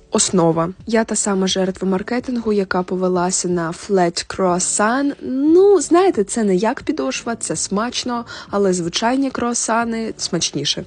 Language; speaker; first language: Ukrainian; native; Ukrainian